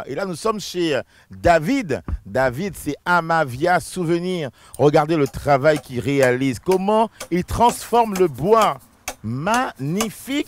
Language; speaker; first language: French; native; French